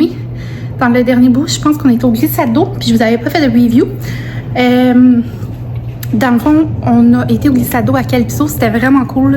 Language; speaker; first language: French; native; French